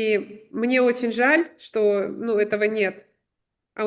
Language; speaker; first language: Russian; native; Russian